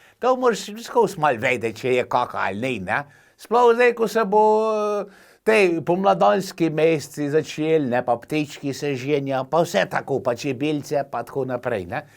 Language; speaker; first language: Slovenian; native; Slovenian